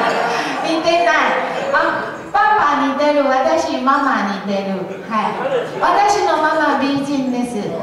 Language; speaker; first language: Japanese; non-native, learner; Chinese